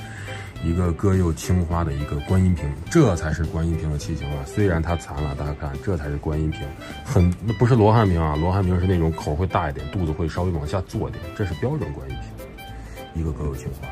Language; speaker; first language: Chinese; native; Chinese